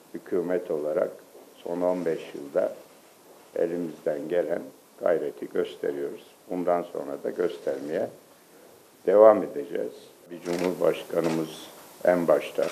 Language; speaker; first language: Turkish; native; Turkish